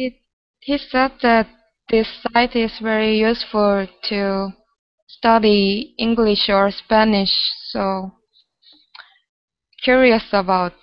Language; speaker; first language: English; non-native, learner; Korean